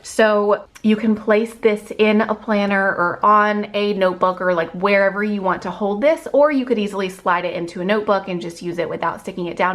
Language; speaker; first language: English; native; English